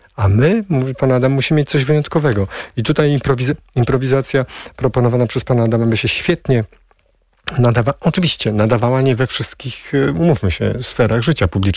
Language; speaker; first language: Polish; native; Polish